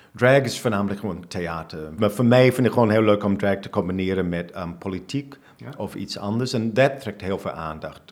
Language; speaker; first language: Dutch; non-native, fluent; English